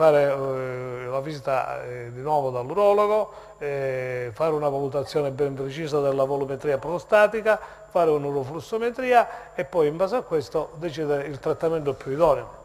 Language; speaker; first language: Italian; native; Italian